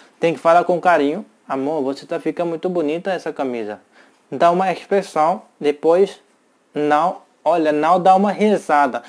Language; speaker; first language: Portuguese; non-native, learner; Hindi